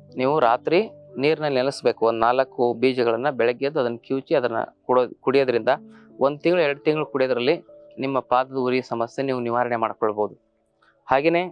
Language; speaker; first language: Kannada; native; Kannada